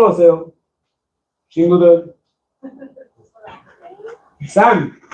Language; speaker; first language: Korean; non-native, learner; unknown